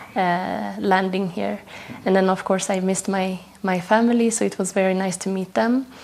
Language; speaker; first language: English; non-native, fluent; Tigrinya